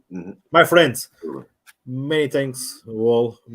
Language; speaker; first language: English; non-native, learner; Portuguese